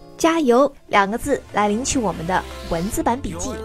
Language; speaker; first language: Chinese; native; Chinese